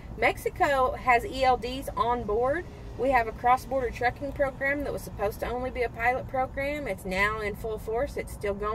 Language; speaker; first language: English; native; English